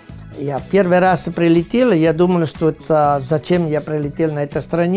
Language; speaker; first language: Russian; non-native, learner; Italian